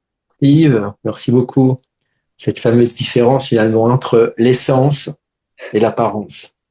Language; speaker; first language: French; native; French